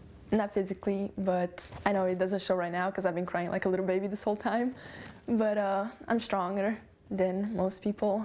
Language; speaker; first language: English; early bilingual, other home language; Romanian